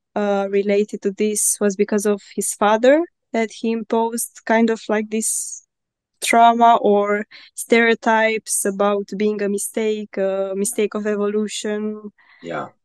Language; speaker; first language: English; non-native, fluent; Italian